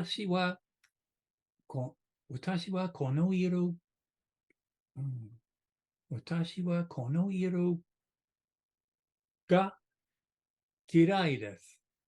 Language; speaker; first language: Japanese; non-native, learner; English